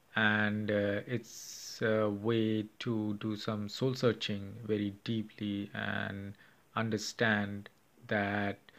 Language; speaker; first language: English; non-native, local second language; Hindi